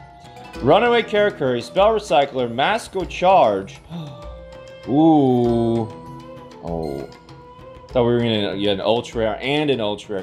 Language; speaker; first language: English; native; English